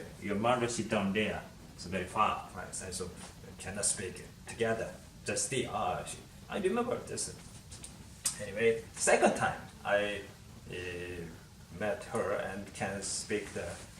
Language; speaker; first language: English; non-native, learner; Korean